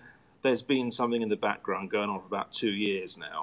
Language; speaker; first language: English; native; English